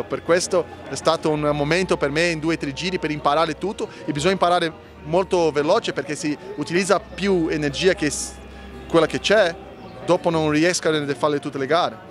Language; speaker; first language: Italian; non-native, learner; Portuguese